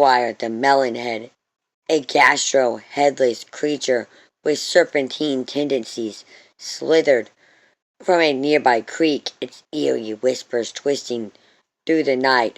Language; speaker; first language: English; native; English